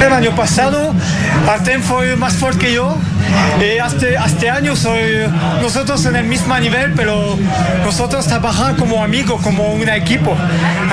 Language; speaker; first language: Portuguese; non-native, learner; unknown